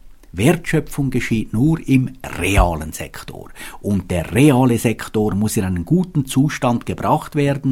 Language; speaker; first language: German; native; German